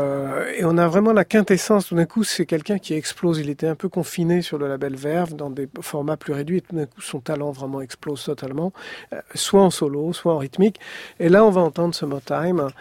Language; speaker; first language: French; native; French